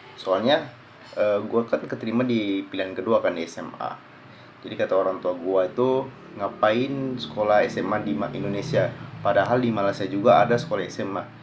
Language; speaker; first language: Indonesian; early bilingual, heritage; Indonesian